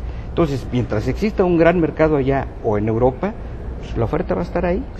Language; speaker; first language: Spanish; native; Spanish